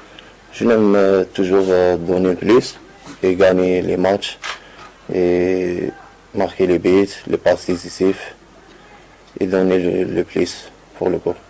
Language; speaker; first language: French; non-native, local second language; Arabic